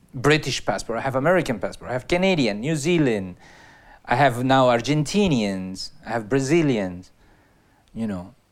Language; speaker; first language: English; non-native, fluent; Spanish